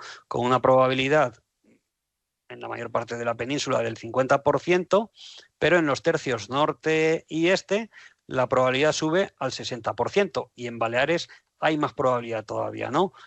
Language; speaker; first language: Spanish; native; Spanish